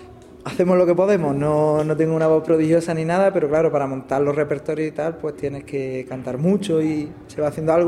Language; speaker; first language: Spanish; native; Spanish